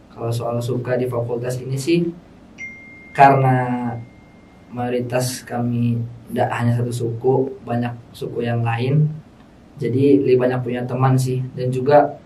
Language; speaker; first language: Indonesian; native; Indonesian